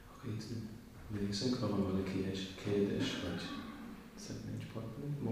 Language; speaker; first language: Hungarian; non-native, learner; English